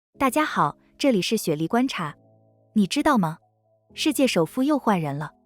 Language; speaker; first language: Chinese; native; Chinese